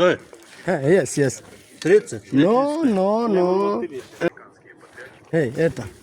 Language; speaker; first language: Russian; non-native, learner; Bangla